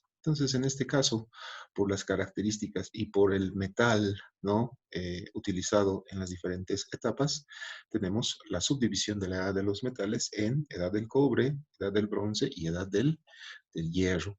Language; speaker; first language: Spanish; native; Spanish